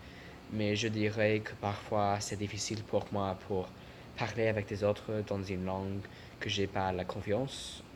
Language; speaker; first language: French; non-native, learner; English